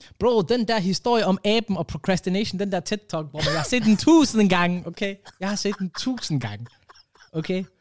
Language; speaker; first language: Danish; early bilingual, other home language; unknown